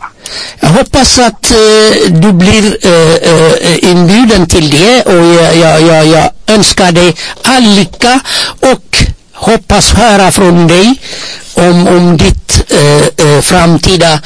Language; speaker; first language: Swedish; non-native, fluent; Amharic